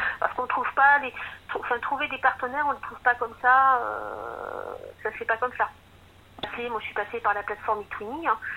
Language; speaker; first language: French; native; French